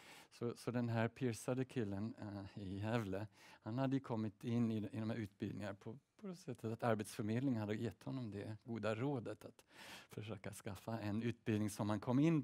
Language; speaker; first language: Swedish; early bilingual, heritage; Swedish